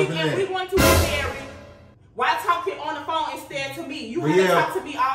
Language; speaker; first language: English; native; English